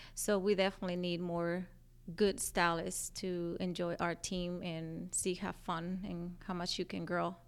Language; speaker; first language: English; non-native, fluent; Spanish